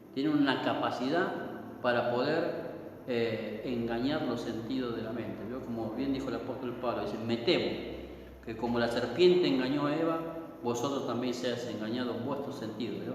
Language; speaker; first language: Spanish; native; Spanish